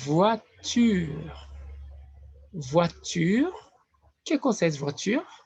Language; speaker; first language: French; non-native, fluent; Spanish